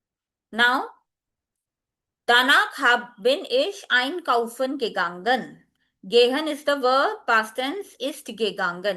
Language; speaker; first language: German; non-native, fluent; Hindi